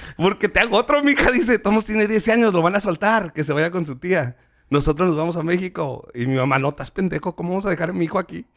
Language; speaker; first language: Spanish; native; Spanish